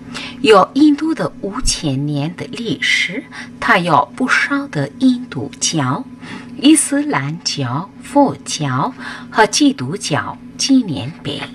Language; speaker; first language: Chinese; non-native, fluent; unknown